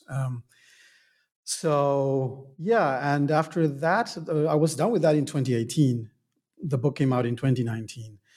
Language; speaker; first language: English; non-native, fluent; Spanish